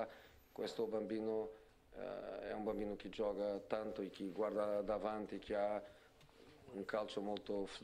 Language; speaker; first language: Italian; non-native, fluent; Portuguese